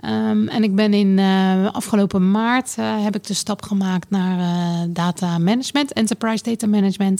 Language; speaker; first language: Dutch; native; Dutch